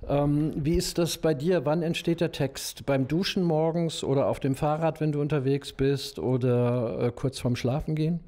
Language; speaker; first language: German; native; German